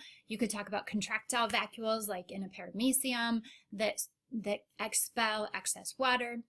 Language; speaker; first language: English; native; English